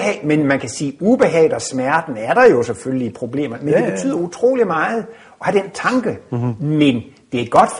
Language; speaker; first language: Danish; native; Danish